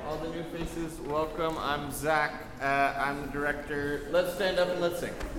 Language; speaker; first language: English; native; English